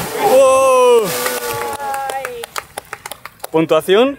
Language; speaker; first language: Spanish; native; Spanish